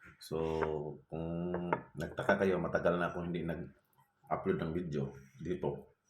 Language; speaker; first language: Filipino; non-native, local second language; Cebuano